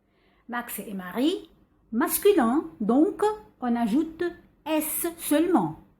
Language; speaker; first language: French; non-native, fluent; Arabic